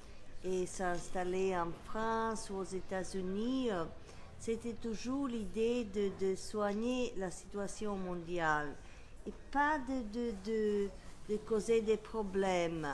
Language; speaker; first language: French; non-native, fluent; Serbian